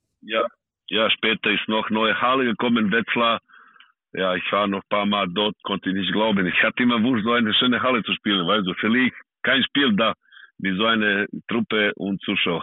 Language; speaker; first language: German; non-native, fluent; Serbian